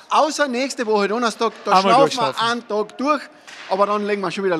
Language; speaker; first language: German; native; German